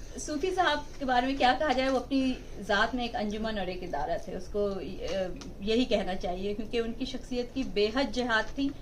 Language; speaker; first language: Urdu; native; Urdu